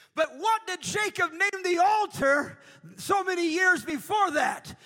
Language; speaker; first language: English; early bilingual, other home language; Portuguese